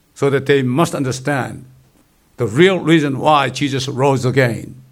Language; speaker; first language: English; non-native, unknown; Korean